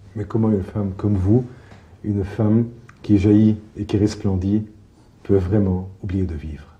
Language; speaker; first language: French; non-native, local second language; Arabic